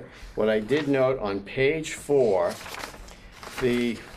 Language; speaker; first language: English; native; English